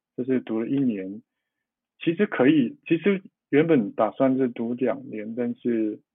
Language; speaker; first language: Chinese; non-native, local second language; Cantonese